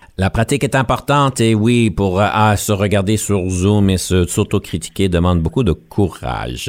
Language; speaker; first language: French; native; French